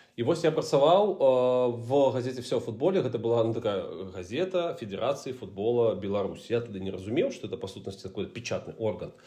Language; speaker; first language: Belarusian; non-native, local second language; Russian